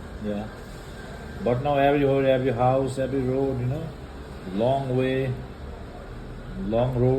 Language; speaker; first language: English; non-native, fluent; Nepali